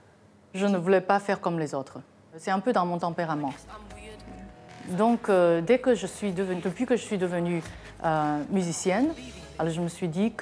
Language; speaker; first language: French; non-native, fluent; Chinese